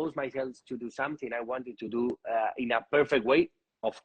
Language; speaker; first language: English; non-native, learner; Spanish